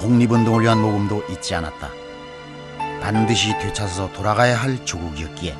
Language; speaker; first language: Korean; native; Korean